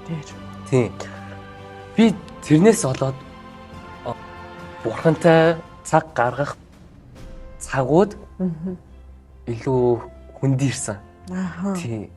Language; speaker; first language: Mongolian; early bilingual, heritage; Mongolian